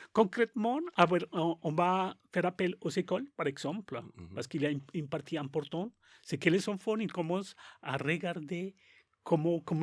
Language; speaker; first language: French; non-native, learner; Spanish